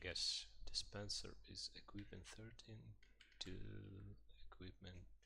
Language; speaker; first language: English; non-native, fluent; Russian